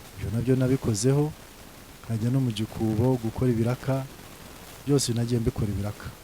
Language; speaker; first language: Kinyarwanda; early bilingual, heritage; Kinyarwanda